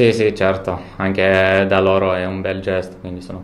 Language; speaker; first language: Italian; non-native, fluent; Lithuanian